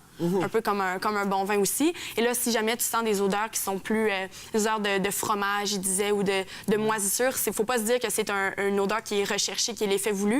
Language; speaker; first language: French; native; French